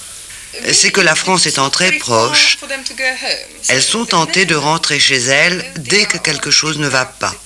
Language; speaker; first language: French; native; French